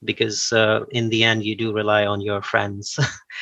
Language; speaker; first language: English; non-native, local second language; Urdu